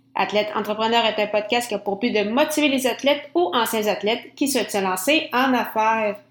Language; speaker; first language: French; native; French